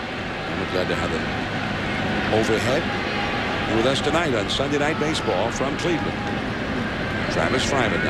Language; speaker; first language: English; native; English